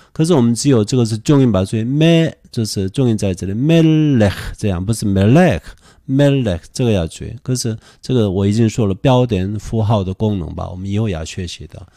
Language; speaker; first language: Chinese; non-native, fluent; Korean